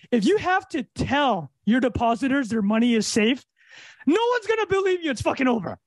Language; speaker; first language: English; native; English